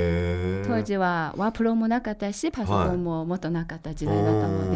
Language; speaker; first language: Japanese; non-native, fluent; Chinese